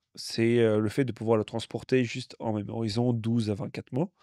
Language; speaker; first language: French; non-native, fluent; Russian